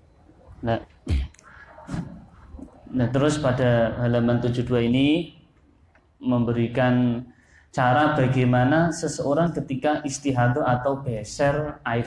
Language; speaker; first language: Indonesian; non-native, local second language; Javanese